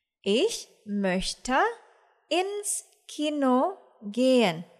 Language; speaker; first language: German; non-native, fluent; Indonesian